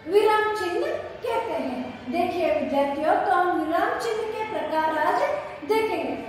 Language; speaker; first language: Hindi; non-native, local second language; Kannada